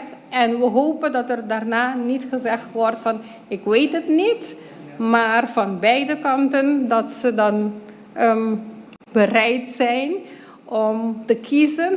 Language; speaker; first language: Dutch; non-native, local second language; Papiamento